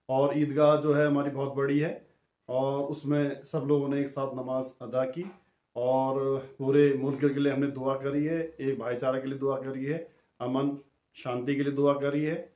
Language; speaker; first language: Hindi; native; Hindi